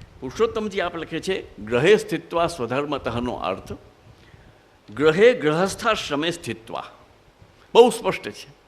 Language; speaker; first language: Gujarati; non-native, local second language; Hindi